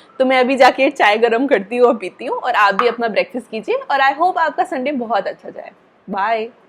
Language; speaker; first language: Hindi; native; Hindi